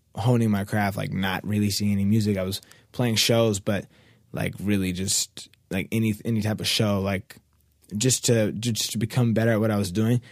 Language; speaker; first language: English; native; English